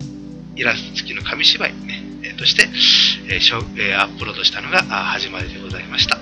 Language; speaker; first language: Japanese; native; Japanese